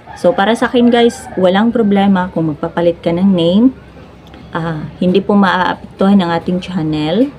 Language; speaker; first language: Filipino; non-native, local second language; Cebuano